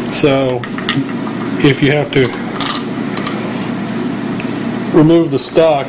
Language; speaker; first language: English; native; English